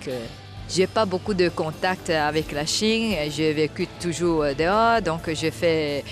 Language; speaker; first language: French; non-native, fluent; Chinese